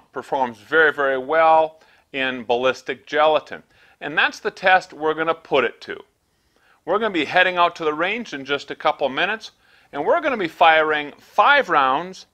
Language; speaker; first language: English; native; English